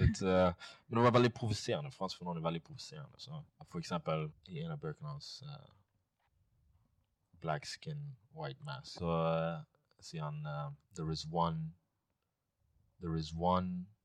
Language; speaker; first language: Norwegian; non-native, fluent; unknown